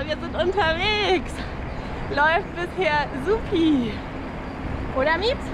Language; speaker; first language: German; native; German